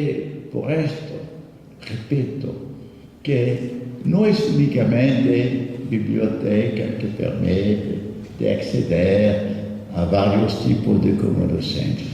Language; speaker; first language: Spanish; non-native, fluent; French